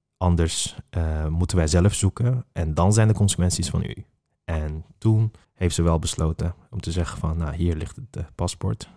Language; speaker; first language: Dutch; non-native, fluent; Uyghur